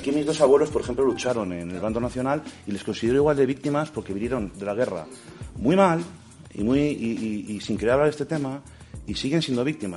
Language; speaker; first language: Spanish; native; Spanish